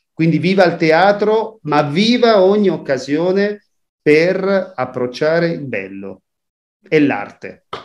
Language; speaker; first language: Italian; native; Italian